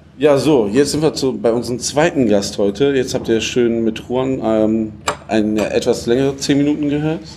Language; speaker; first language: German; native; German